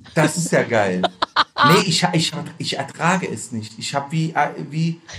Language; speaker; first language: German; native; German